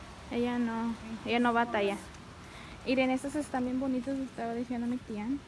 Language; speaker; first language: Spanish; early bilingual, heritage; Spanish